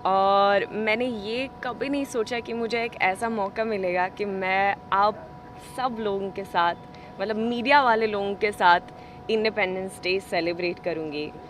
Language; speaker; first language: Hindi; non-native, learner; Swedish